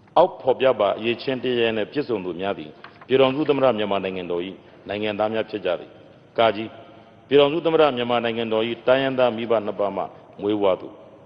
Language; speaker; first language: Burmese; non-native, local second language; Rohingya